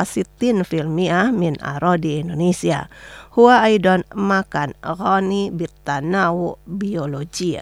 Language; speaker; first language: Arabic; non-native, learner; Indonesian